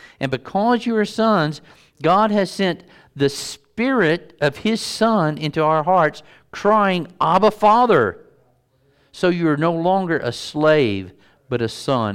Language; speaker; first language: English; native; English